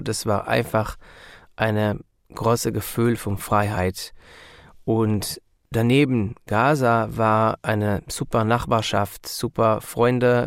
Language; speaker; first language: German; non-native, learner; Hebrew